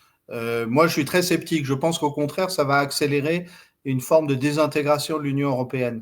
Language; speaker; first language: French; native; French